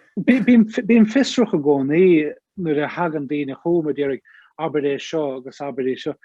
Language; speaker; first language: Irish; native; Irish